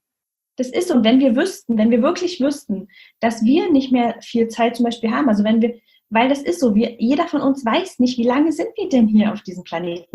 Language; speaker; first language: German; native; German